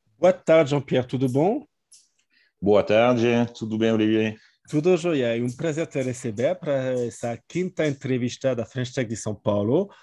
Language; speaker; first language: Portuguese; non-native, fluent; French